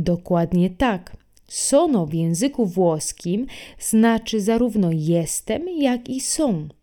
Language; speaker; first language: Polish; non-native, fluent; Italian